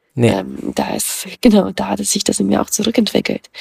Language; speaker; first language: German; early bilingual, other home language; Russian